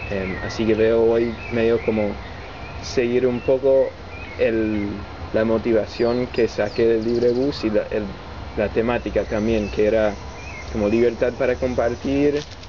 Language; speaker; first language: Spanish; non-native, fluent; English